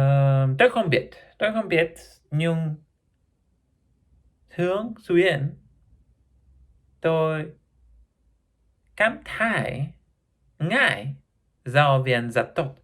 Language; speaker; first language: Vietnamese; non-native, learner; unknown